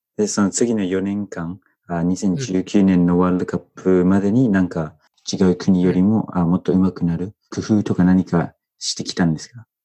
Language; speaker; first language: Japanese; non-native, fluent; English